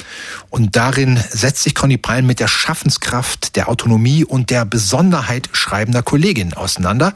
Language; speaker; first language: German; native; German